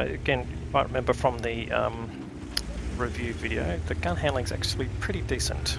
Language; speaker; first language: English; native; English